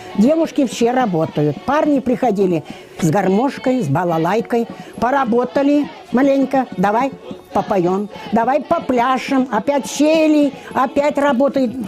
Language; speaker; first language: Russian; non-native, local second language; Chuvash